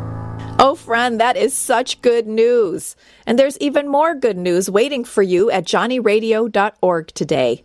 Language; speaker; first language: English; native; English